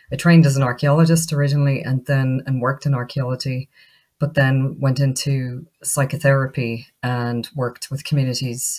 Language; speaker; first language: English; native; English